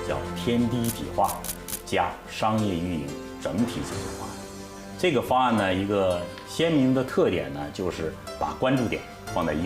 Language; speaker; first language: Chinese; native; Chinese